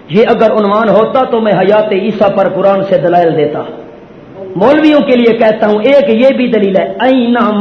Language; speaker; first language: Urdu; non-native, local second language; Punjabi